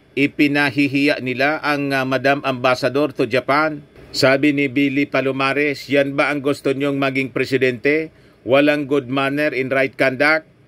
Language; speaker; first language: Filipino; native; Filipino